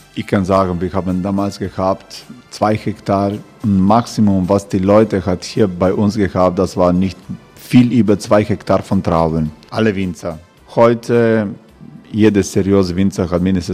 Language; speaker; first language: German; non-native, learner; Croatian